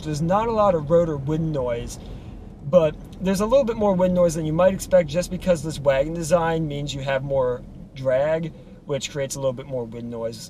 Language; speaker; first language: English; native; English